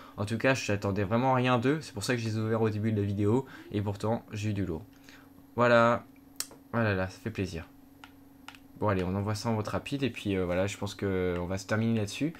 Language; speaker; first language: French; native; French